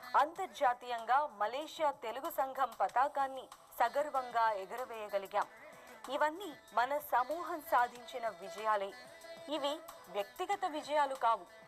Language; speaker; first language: Telugu; early bilingual, heritage; Telugu